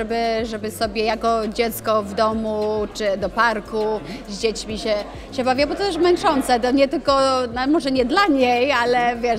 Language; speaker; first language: Polish; early bilingual, other home language; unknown